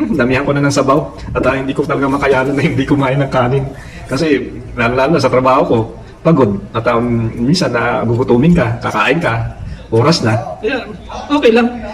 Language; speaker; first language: Filipino; non-native, local second language; Pampanga